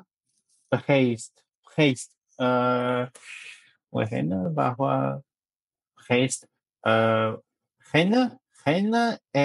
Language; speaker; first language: French; non-native, learner; Chinese